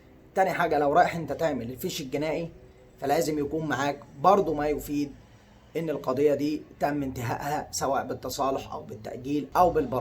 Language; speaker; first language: Arabic; native; Arabic